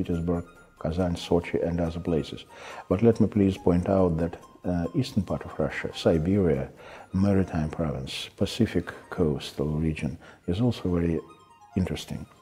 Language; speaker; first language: English; non-native, fluent; Russian